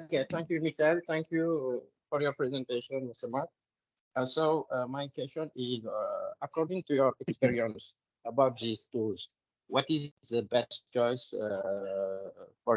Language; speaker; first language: English; non-native, learner; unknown